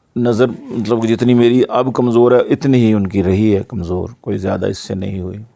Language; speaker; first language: Urdu; non-native, local second language; Punjabi